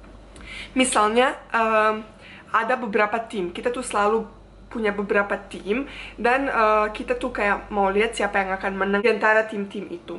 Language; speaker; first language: Indonesian; non-native, fluent; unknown